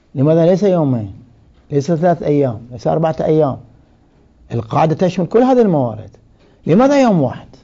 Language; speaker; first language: Arabic; non-native, fluent; Persian